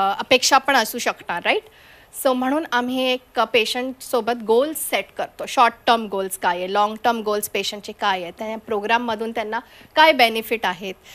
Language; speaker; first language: Marathi; non-native, local second language; Konkani